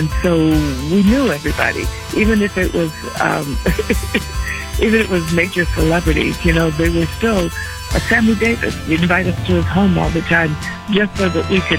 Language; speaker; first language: English; native; English